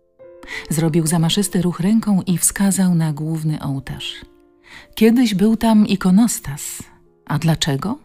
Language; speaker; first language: Polish; native; Polish